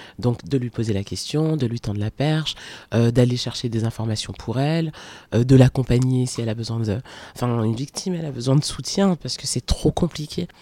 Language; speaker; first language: French; early bilingual, other home language; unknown